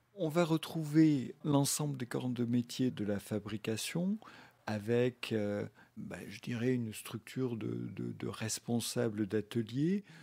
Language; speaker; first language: French; native; French